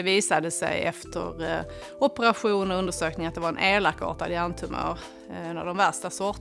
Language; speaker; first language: Swedish; native; Swedish